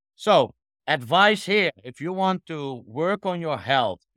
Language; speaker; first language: English; non-native, fluent; Dutch